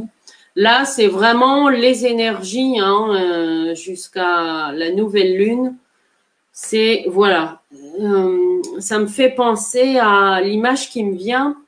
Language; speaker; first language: French; native; French